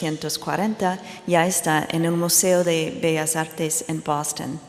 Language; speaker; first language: Spanish; non-native, fluent; English